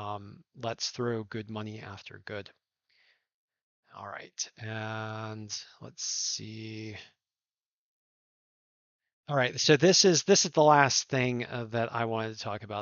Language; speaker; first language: English; native; English